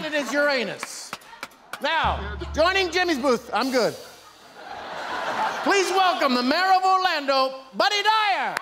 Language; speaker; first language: English; native; English